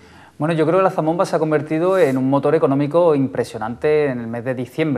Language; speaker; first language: Spanish; native; Spanish